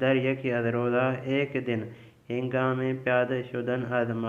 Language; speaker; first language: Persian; non-native, fluent; Urdu